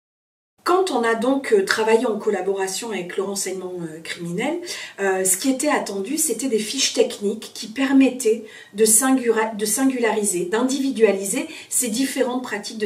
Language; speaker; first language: French; native; French